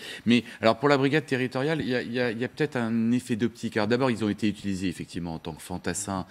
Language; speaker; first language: French; native; French